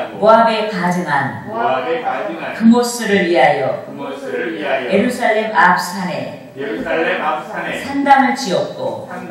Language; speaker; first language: Korean; native; Korean